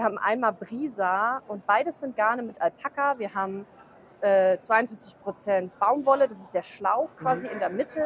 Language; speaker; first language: German; native; German